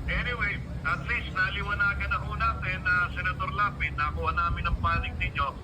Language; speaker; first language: Filipino; native; Filipino